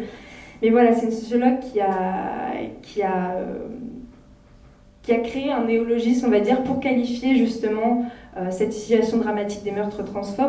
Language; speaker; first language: French; native; French